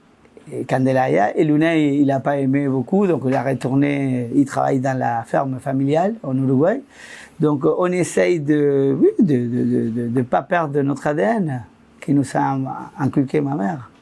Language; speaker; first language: French; non-native, fluent; Spanish